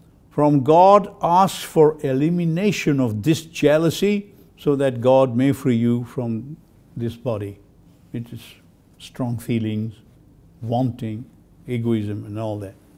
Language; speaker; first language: English; non-native, fluent; Turkish